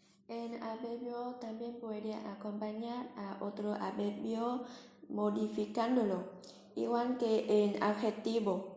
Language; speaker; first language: Spanish; non-native, learner; Vietnamese